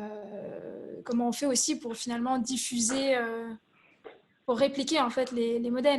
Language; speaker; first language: French; native; French